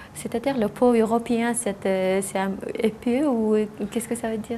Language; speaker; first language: French; non-native, learner; Mongolian